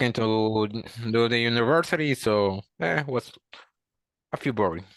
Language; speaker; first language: English; non-native, learner; Spanish